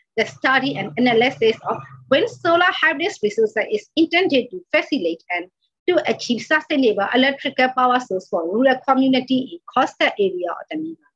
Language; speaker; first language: English; non-native, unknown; Burmese